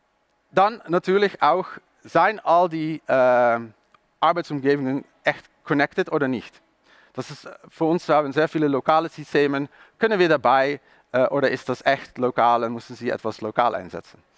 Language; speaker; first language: German; non-native, learner; Dutch